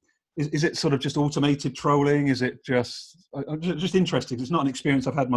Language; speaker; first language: English; native; English